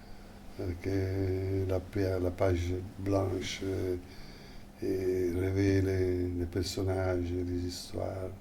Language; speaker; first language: French; non-native, fluent; Italian